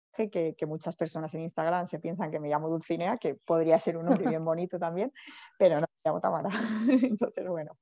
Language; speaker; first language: Spanish; native; Spanish